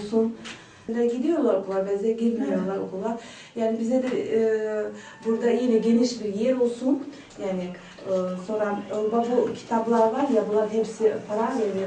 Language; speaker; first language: Turkish; non-native, learner; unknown